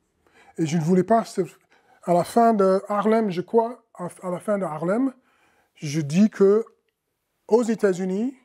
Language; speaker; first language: French; non-native, fluent; English